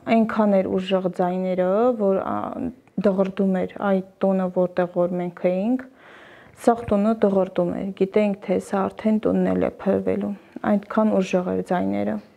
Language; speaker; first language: Armenian; native; Armenian